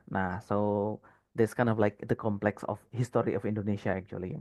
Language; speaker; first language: English; non-native, fluent; Indonesian